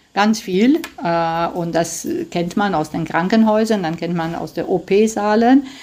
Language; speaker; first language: German; non-native, fluent; Romanian